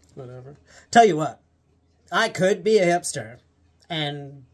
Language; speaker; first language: English; native; English